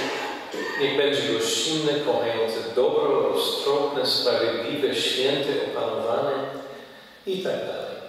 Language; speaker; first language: Polish; non-native, fluent; English